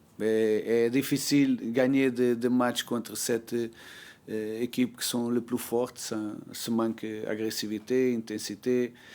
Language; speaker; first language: French; non-native, learner; Portuguese